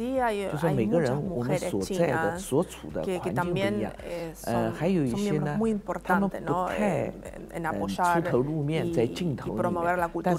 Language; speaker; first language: Spanish; early bilingual, other home language; Chinese